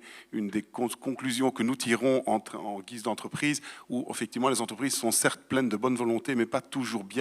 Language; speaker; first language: French; native; French